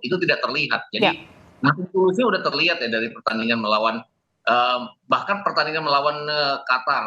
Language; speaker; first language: Indonesian; native; Indonesian